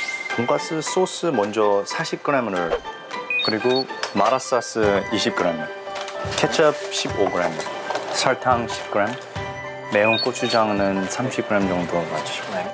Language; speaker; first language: Korean; early bilingual, heritage; English